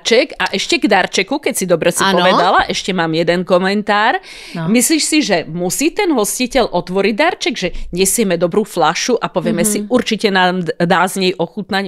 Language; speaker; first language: Slovak; native; Slovak